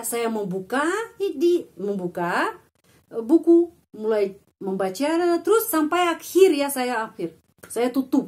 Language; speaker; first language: Indonesian; non-native, fluent; Russian